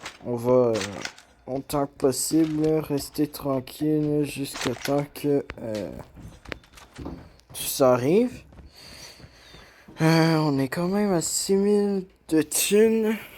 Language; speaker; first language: French; native; French